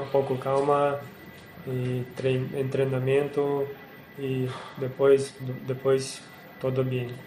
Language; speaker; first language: Spanish; non-native, learner; Portuguese